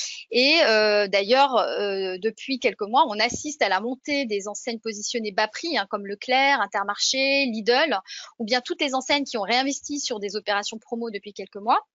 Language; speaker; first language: French; native; French